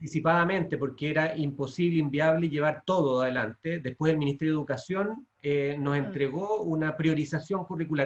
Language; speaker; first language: Spanish; native; Spanish